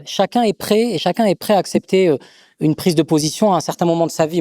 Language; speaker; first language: French; native; French